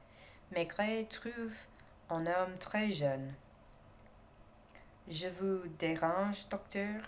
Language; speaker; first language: French; non-native, learner; English